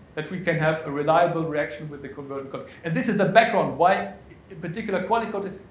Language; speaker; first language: English; non-native, fluent; German